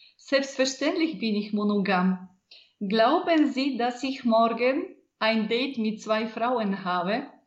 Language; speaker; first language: German; non-native, fluent; Bulgarian